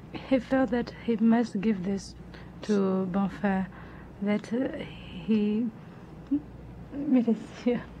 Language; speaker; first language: English; non-native, fluent; Portuguese